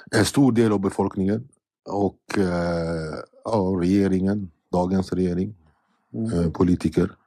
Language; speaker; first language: Swedish; early bilingual, other home language; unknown